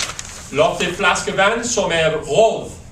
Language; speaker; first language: Danish; non-native, learner; English